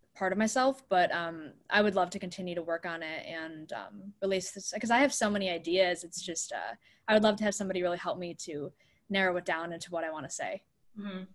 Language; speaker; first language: English; native; English